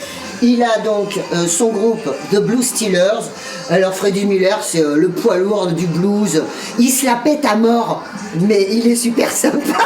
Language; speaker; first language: French; native; French